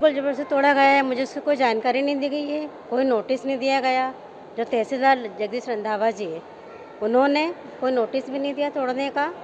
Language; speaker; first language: Hindi; native; Hindi